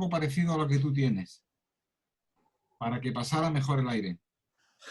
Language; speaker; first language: Spanish; native; Spanish